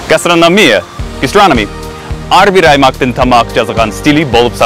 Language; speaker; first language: Kyrgyz; non-native, fluent; English